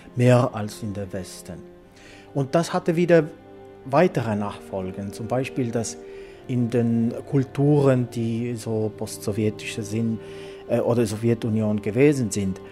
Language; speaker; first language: German; non-native, fluent; Estonian